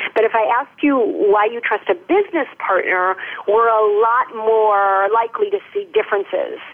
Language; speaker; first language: English; native; English